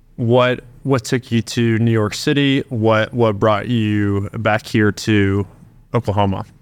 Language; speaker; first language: English; native; English